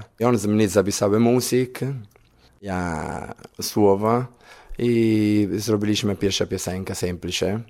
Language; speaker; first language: Polish; non-native, learner; Italian